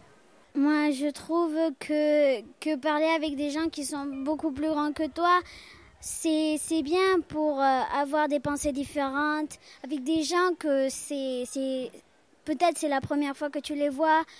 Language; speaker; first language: French; early bilingual, other home language; Spanish